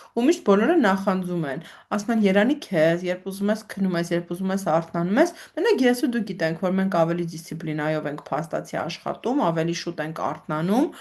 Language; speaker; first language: Armenian; native; Armenian